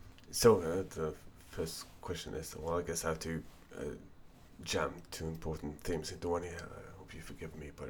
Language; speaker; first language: English; non-native, fluent; Norwegian